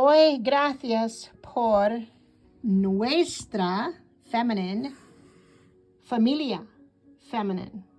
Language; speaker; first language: Spanish; non-native, learner; English